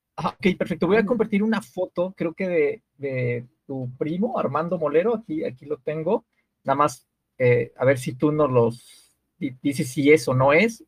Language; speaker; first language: Spanish; native; Spanish